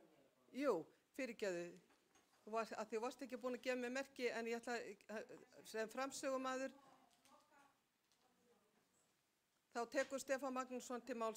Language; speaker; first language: Icelandic; native; Icelandic